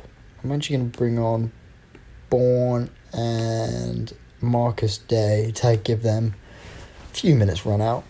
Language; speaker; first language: English; native; English